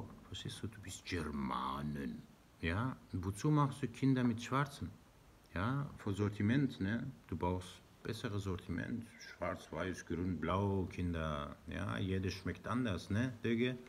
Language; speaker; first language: German; non-native, learner; Persian